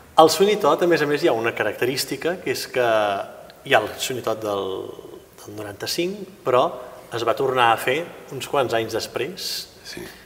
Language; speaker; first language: Catalan; native; Catalan